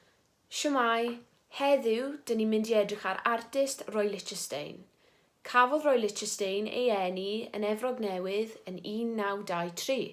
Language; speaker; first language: Welsh; non-native, local second language; English